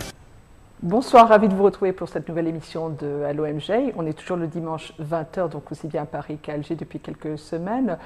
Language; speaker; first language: French; native; French